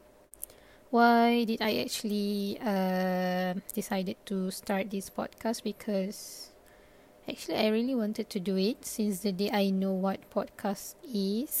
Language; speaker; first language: English; non-native, local second language; Malay